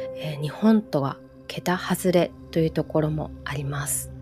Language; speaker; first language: Japanese; early bilingual, other home language; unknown